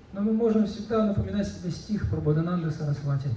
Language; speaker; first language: Russian; native; Russian